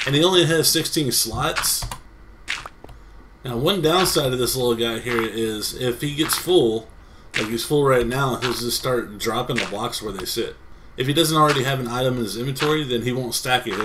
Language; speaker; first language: English; native; English